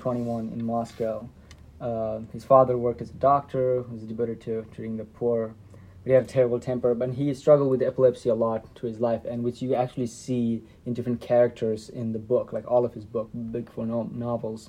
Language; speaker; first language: English; non-native, local second language; Nepali